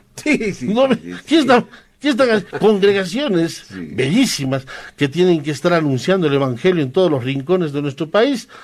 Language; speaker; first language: Spanish; non-native, local second language; Quechua